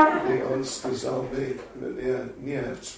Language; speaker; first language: Russian; non-native, learner; English